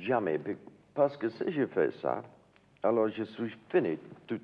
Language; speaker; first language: French; non-native, learner; English